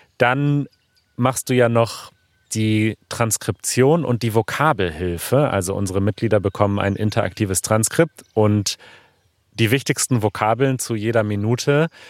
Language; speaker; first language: German; native; German